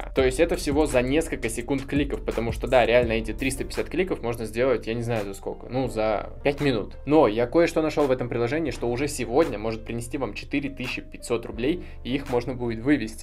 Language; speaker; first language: Russian; native; Russian